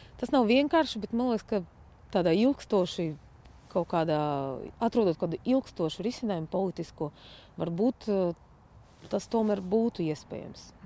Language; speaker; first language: Latvian; non-native, fluent; Russian